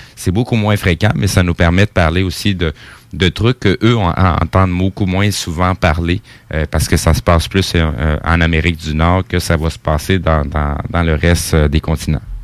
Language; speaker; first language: French; native; French